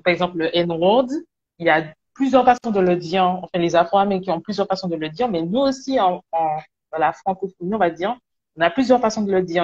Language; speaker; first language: French; native; French